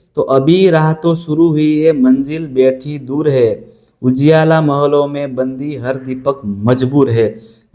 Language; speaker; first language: Hindi; non-native, local second language; Gujarati